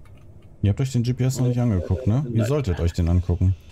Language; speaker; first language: German; native; German